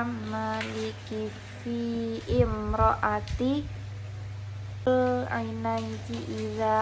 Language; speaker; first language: Arabic; non-native, learner; Indonesian